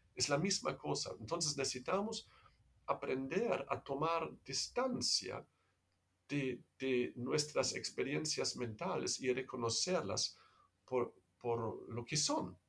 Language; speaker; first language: Spanish; non-native, fluent; German